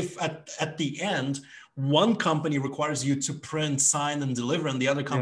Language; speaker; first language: English; non-native, fluent; Ukrainian